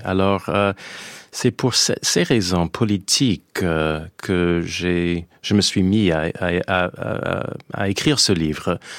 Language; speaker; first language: French; non-native, fluent; English